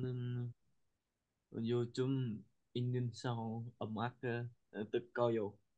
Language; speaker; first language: Korean; non-native, learner; Vietnamese